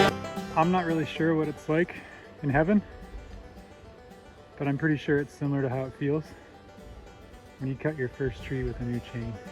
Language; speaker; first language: English; native; English